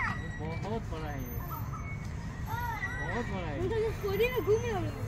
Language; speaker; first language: Hindi; non-native, local second language; Bangla